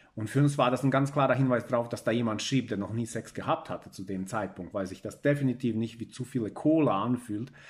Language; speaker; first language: German; early bilingual, other home language; Bosnian